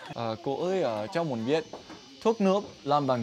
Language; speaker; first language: Vietnamese; non-native, learner; English